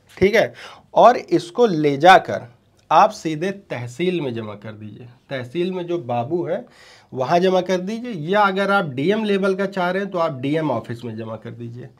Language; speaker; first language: Hindi; native; Hindi